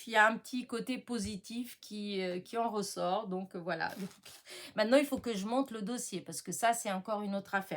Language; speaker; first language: French; native; French